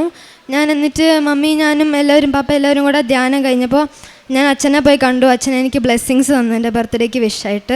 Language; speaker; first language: Malayalam; early bilingual, heritage; Malayalam